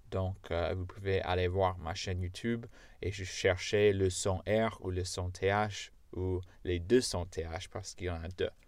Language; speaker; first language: French; non-native, fluent; English